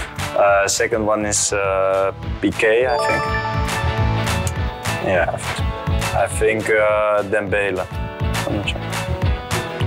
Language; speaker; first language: English; non-native, fluent; Dutch